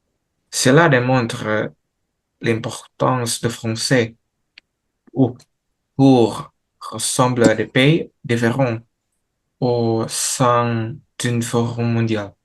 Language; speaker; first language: French; non-native, learner; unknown